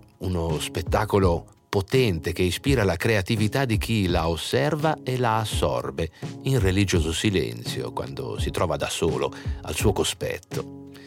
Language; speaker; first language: Italian; native; Italian